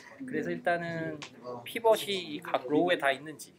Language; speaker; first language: Korean; native; Korean